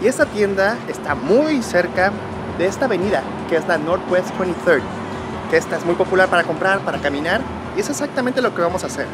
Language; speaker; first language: Spanish; native; Spanish